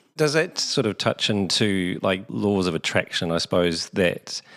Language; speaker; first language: English; native; English